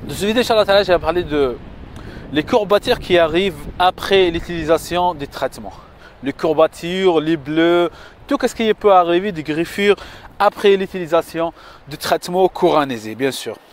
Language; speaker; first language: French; non-native, fluent; Arabic